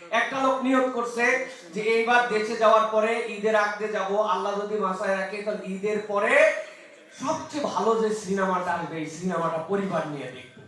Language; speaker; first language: Bangla; native; Bangla